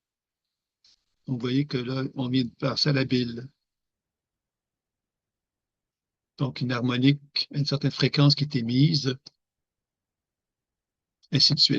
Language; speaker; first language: French; native; French